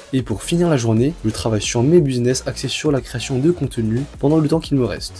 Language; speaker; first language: French; early bilingual, other home language; Chinese